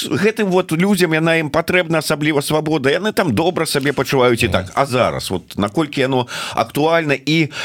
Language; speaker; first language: Belarusian; native; Belarusian